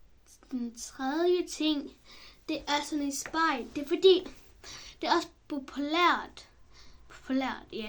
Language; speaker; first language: Danish; early bilingual, other home language; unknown